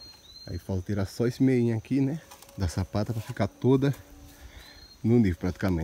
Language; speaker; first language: Portuguese; native; Portuguese